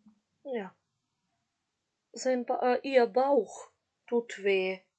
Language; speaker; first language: German; non-native, fluent; Macedonian